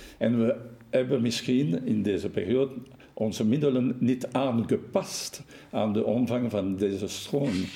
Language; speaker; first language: Dutch; non-native, local second language; French